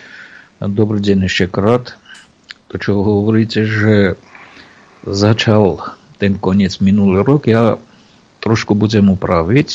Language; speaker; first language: Slovak; non-native, fluent; Armenian